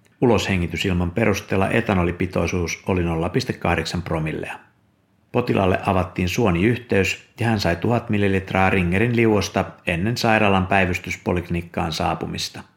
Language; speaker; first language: Finnish; native; Finnish